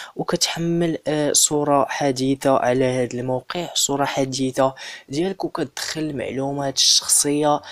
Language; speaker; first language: Arabic; native; Arabic